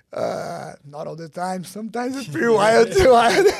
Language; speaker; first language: English; early bilingual, other home language; Portuguese